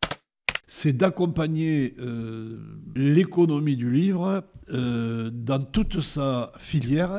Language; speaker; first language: French; native; French